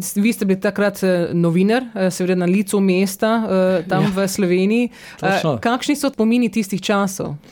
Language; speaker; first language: Slovenian; early bilingual, heritage; Slovenian